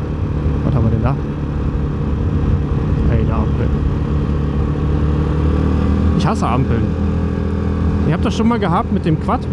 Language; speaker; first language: German; native; German